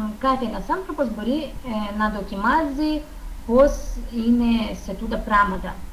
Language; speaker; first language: Greek; non-native, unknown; Russian